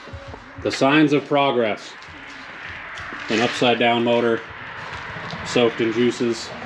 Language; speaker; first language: English; native; English